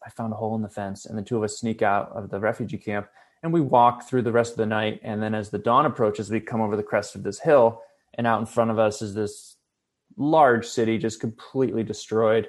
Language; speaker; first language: English; native; English